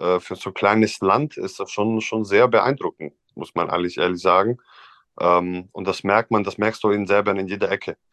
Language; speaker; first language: German; non-native, fluent; Serbian